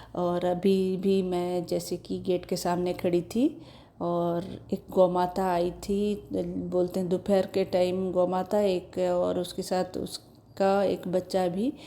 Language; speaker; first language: Hindi; non-native, local second language; Odia